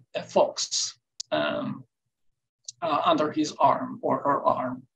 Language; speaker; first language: English; non-native, fluent; Turkish